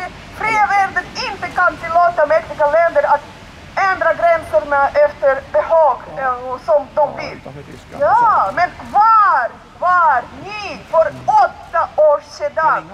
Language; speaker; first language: Swedish; non-native, learner; Russian